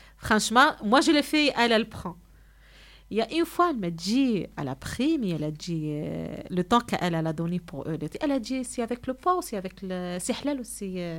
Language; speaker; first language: French; non-native, local second language; Arabic